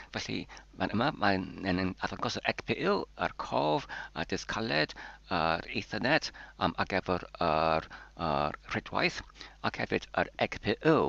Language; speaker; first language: Welsh; non-native, local second language; English